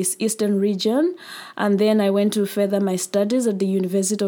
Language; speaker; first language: English; non-native, local second language; Nyanja